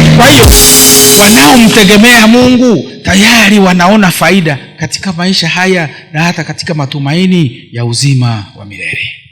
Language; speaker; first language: Swahili; non-native, local second language; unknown